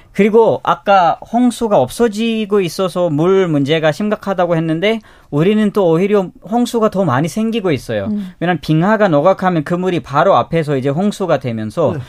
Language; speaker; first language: Korean; non-native, fluent; Urdu